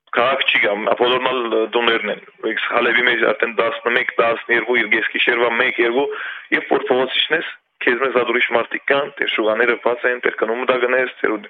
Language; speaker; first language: Armenian; early bilingual, heritage; Armenian